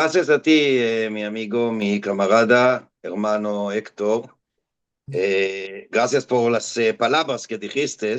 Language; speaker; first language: Spanish; non-native, fluent; Hebrew